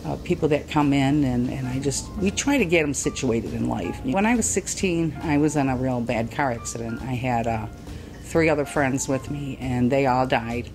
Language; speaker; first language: English; native; English